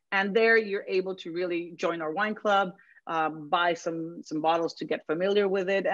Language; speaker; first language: English; non-native, fluent; Spanish